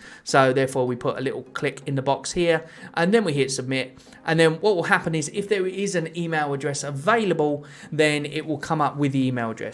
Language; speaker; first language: English; native; English